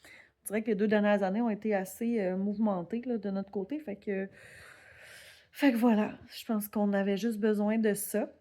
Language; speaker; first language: French; native; French